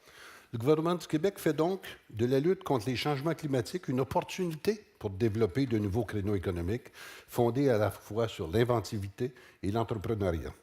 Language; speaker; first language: French; native; French